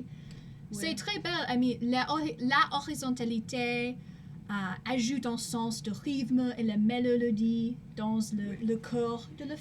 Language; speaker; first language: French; non-native, learner; English